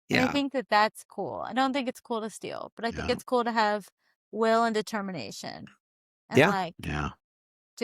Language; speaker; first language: English; native; English